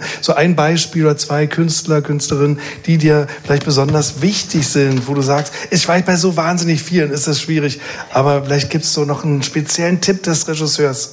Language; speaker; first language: German; native; German